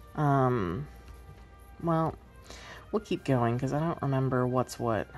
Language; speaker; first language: English; native; English